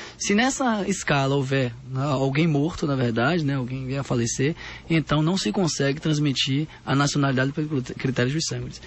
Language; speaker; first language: Portuguese; native; Portuguese